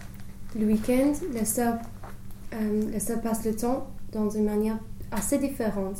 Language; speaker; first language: French; non-native, learner; English